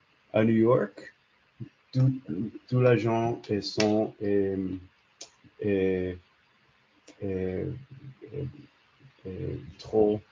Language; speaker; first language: French; non-native, learner; English